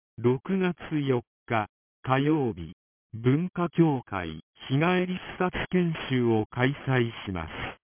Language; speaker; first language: Japanese; native; Japanese